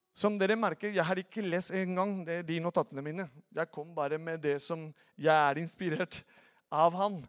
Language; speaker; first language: Norwegian; non-native, fluent; Spanish